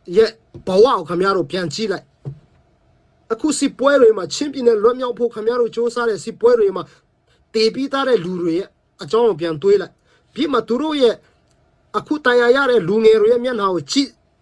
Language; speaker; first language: Burmese; non-native, local second language; Tedim Chin